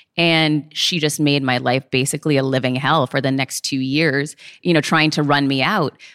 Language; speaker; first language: English; native; English